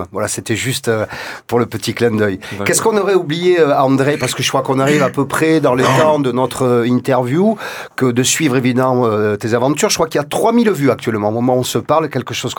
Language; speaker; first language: French; native; French